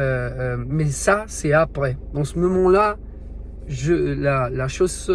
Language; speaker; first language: French; non-native, learner; Portuguese